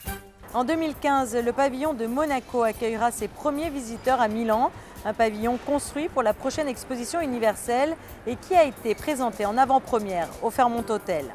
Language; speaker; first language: French; native; French